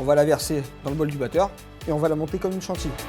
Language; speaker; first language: French; native; French